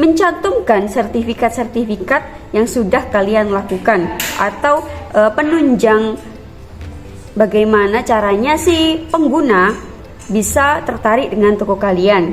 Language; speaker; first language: Indonesian; native; Indonesian